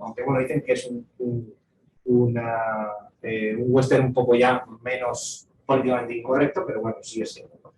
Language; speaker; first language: Spanish; native; Spanish